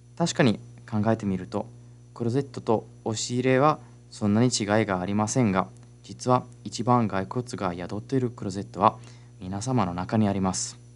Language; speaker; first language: Japanese; non-native, fluent; Italian